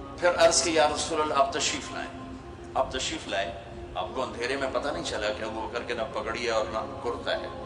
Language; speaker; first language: Urdu; non-native, local second language; Punjabi